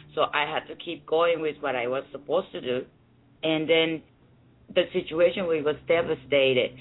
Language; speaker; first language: English; non-native, fluent; Japanese